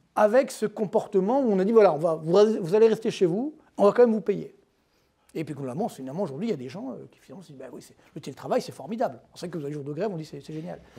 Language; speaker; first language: French; native; French